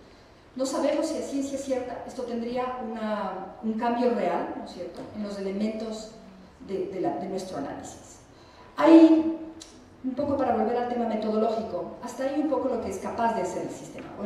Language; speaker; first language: Spanish; native; Spanish